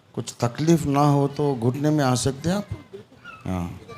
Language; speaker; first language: Hindi; non-native, local second language; Telugu